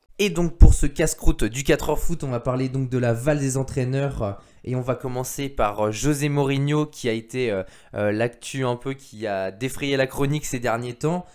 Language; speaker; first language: French; native; French